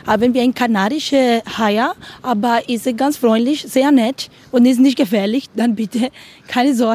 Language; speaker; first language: German; non-native, learner; Spanish